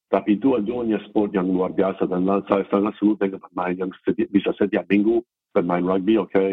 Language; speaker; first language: Indonesian; non-native, fluent; English